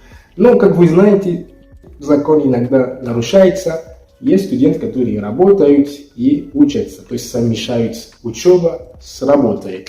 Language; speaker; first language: Russian; non-native, fluent; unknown